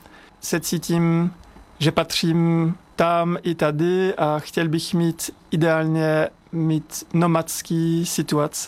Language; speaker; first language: Czech; non-native, fluent; French